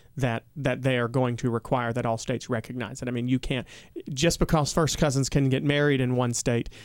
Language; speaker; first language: English; native; English